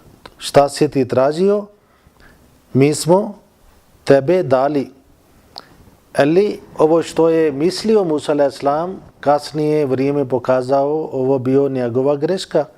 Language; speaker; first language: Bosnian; non-native, fluent; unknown